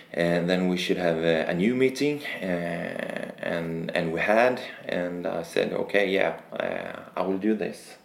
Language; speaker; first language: English; non-native, fluent; Swedish